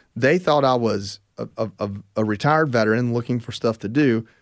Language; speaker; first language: English; native; English